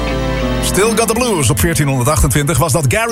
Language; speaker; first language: Dutch; native; Dutch